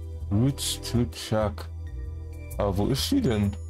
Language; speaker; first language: German; native; German